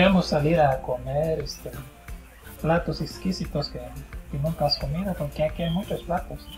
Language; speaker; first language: Spanish; non-native, fluent; Haitian Creole